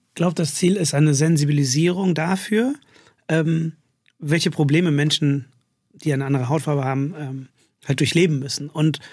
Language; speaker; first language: German; native; German